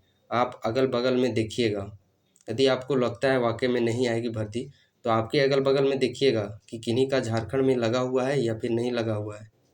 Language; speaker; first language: Hindi; native; Hindi